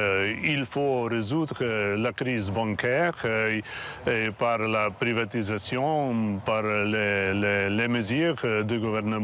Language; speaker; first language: French; non-native, fluent; Slovenian